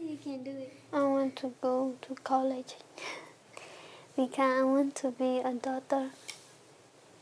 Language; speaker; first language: English; non-native, learner; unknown